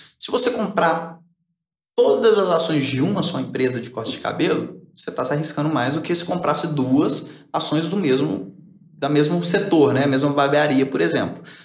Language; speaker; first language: Portuguese; early bilingual, other home language; Spanish